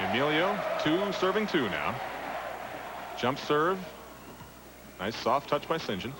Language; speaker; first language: English; native; English